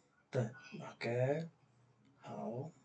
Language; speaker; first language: Chinese; non-native, fluent; Indonesian